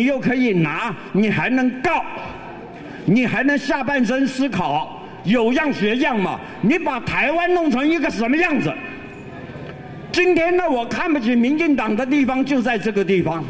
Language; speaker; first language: Chinese; native; Chinese